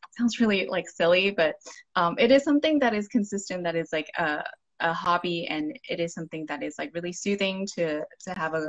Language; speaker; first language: English; non-native, local second language; Cantonese